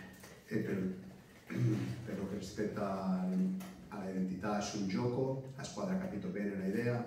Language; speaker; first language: Italian; non-native, fluent; Spanish